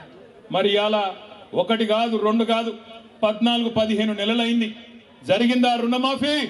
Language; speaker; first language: Telugu; native; Telugu